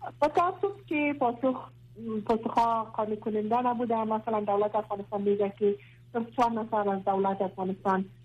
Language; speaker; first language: Persian; non-native, local second language; Pashto